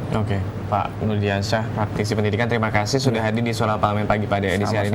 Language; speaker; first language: Indonesian; native; Indonesian